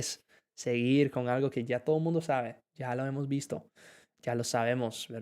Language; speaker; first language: Spanish; non-native, fluent; English